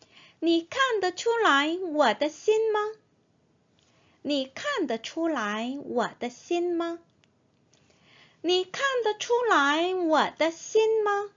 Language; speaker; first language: Chinese; non-native, fluent; Korean